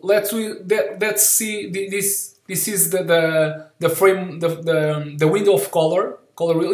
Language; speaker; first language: English; non-native, learner; Portuguese